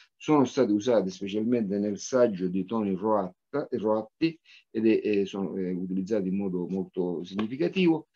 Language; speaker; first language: Italian; native; Italian